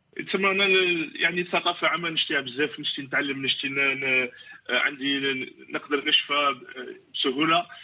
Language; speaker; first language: Arabic; early bilingual, heritage; Arabic